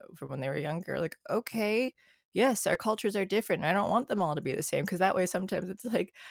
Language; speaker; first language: English; early bilingual, other home language; Filipino